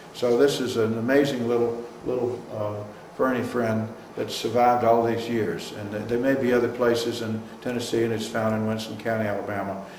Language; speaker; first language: English; native; English